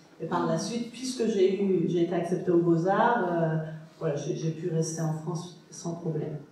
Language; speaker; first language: French; non-native, fluent; Persian